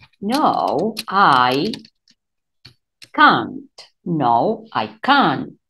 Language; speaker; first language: English; non-native, learner; Spanish